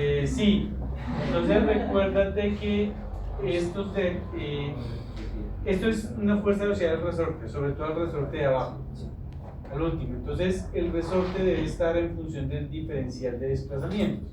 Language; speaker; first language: Spanish; native; Spanish